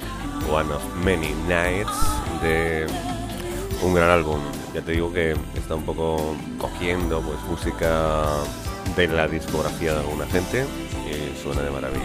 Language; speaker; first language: Spanish; native; Spanish